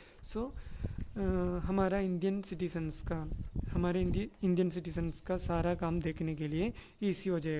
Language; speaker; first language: Hindi; non-native, local second language; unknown